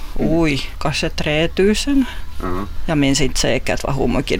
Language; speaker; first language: Swedish; non-native, local second language; Finnish